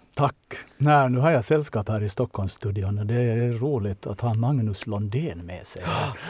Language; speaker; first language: Swedish; native; Swedish